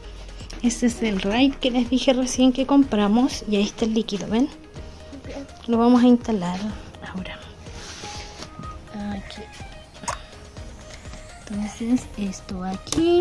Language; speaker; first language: Spanish; native; Spanish